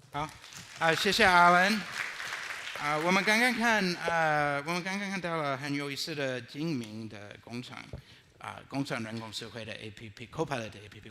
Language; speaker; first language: Chinese; non-native, learner; English